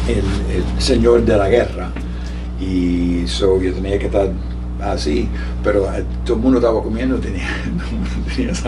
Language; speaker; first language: Spanish; early bilingual, heritage; Spanish